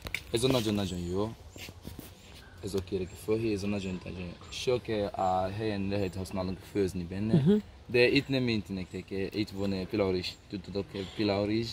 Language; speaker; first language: Hungarian; non-native, learner; Swahili